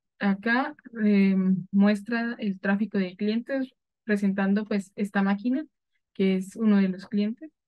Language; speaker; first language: Spanish; native; Spanish